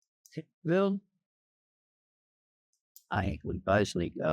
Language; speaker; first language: German; early bilingual, heritage; German